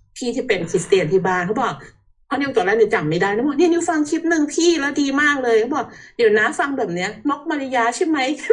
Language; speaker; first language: Thai; early bilingual, heritage; Thai